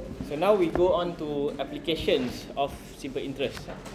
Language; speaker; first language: English; non-native, local second language; Malay